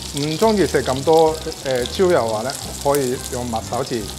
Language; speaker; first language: Cantonese; non-native, fluent; Japanese